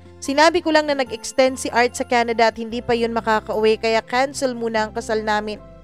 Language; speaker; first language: Filipino; non-native, local second language; Cebuano